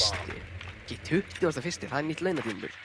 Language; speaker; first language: Icelandic; native; Icelandic